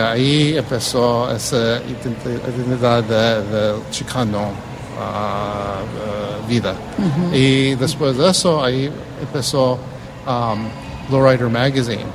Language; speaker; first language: Spanish; early bilingual, heritage; English